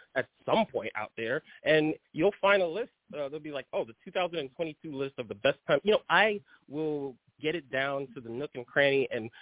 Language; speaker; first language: English; early bilingual, other home language; Haitian Creole